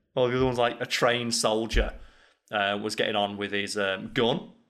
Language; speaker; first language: English; native; English